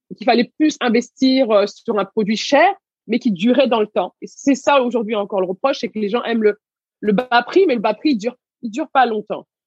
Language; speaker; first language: French; early bilingual, other home language; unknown